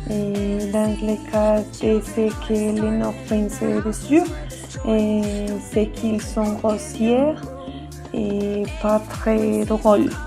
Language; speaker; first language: French; non-native, learner; Spanish